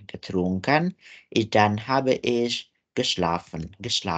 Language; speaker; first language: German; non-native, learner; Indonesian